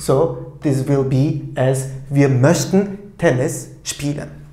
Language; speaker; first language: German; non-native, fluent; Turkish